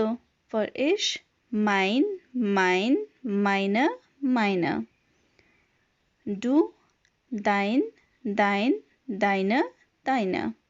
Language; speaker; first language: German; non-native, fluent; Hindi